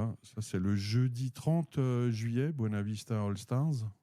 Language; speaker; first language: French; native; French